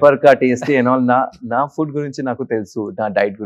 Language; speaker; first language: Telugu; non-native, local second language; Hindi